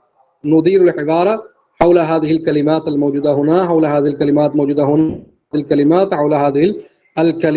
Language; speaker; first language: Arabic; non-native, fluent; Urdu